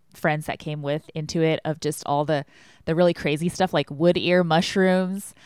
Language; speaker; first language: English; non-native, fluent; Chinese